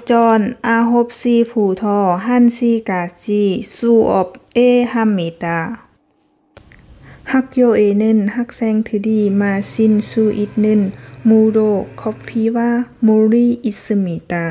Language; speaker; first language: Korean; non-native, learner; Lao